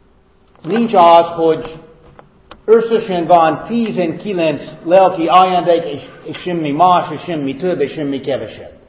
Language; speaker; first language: Hungarian; non-native, fluent; English